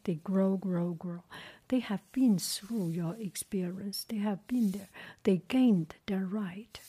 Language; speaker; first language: English; non-native, fluent; Chinese